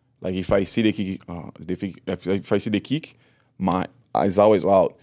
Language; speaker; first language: English; non-native, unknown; Portuguese